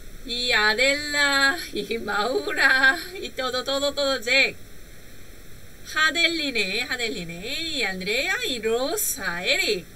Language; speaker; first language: Spanish; non-native, learner; Korean